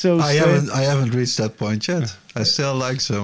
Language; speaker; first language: English; non-native, fluent; Dutch